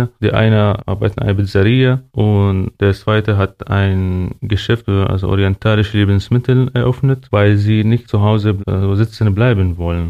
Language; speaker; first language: German; non-native, fluent; Arabic